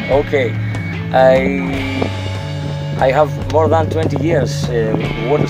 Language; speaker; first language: English; non-native, learner; Greek